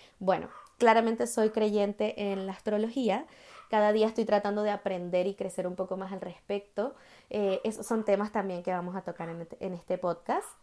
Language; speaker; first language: Spanish; native; Spanish